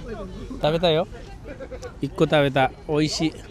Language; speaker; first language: Japanese; non-native, learner; Nepali